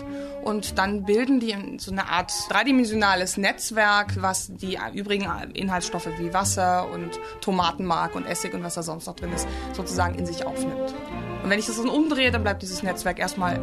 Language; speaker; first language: German; native; German